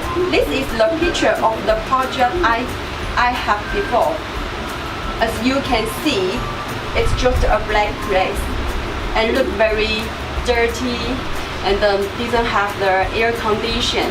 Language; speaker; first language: English; non-native, learner; Chinese